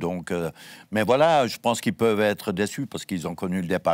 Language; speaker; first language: French; native; French